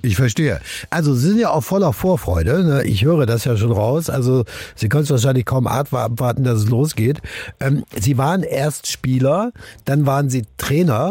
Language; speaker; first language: German; native; German